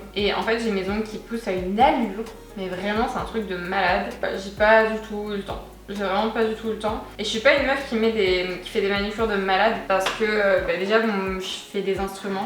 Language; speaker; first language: French; native; French